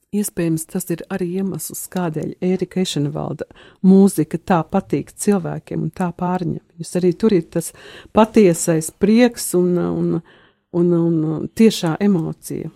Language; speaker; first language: Latvian; native; Latvian